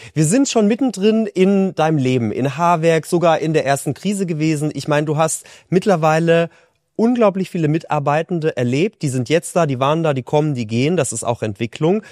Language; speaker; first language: German; native; German